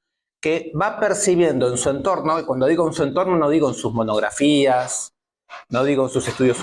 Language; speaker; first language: Spanish; native; Spanish